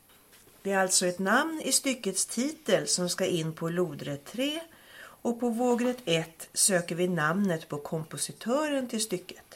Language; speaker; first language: Swedish; native; Swedish